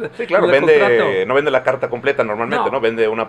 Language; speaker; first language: Spanish; native; Spanish